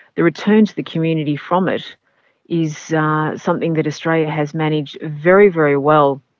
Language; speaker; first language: English; native; English